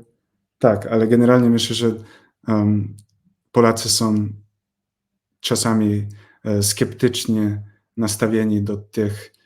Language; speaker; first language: Polish; non-native, fluent; English